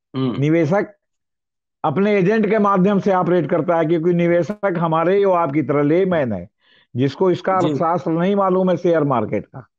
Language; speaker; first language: Hindi; native; Hindi